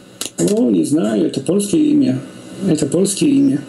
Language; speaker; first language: Russian; non-native, learner; Polish